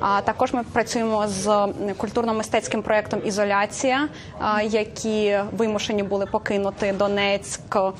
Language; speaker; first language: Ukrainian; native; Ukrainian